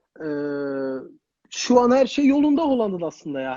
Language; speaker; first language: Turkish; early bilingual, heritage; Turkish